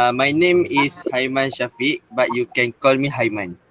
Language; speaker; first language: English; non-native, local second language; Malay